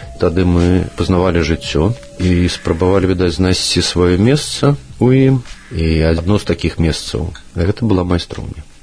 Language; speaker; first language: Belarusian; non-native, local second language; Russian